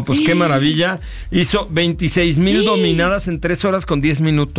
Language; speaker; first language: Spanish; native; Spanish